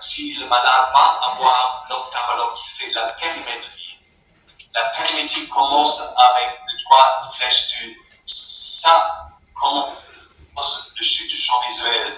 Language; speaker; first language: French; non-native, fluent; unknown